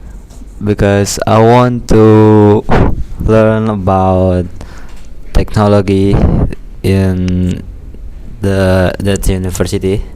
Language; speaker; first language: English; non-native, learner; Indonesian